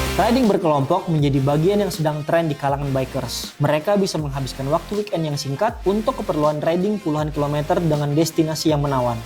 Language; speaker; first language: Indonesian; native; Indonesian